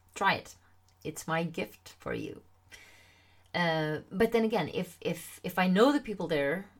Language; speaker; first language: English; non-native, fluent; Swedish